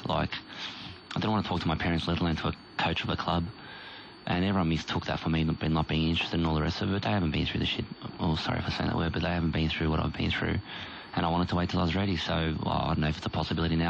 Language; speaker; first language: English; native; English